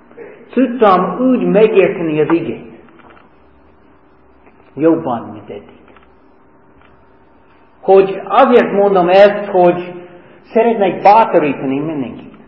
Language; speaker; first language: Hungarian; non-native, fluent; English